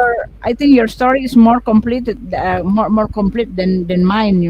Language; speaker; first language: English; non-native, fluent; Indonesian